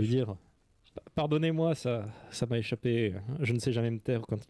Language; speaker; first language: French; native; French